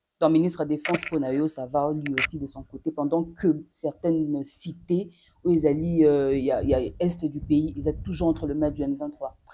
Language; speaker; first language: French; non-native, local second language; Lingala